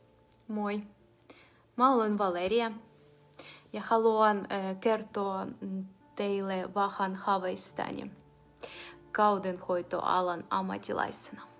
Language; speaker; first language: Finnish; non-native, fluent; Ukrainian